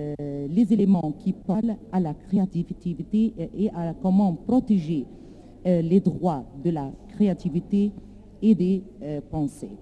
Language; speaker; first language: French; non-native, learner; Arabic